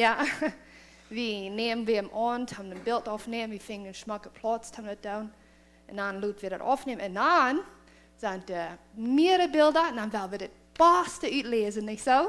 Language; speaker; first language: German; non-native, learner; Plautdietsch